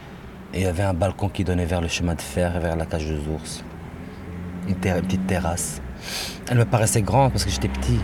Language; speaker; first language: French; native; French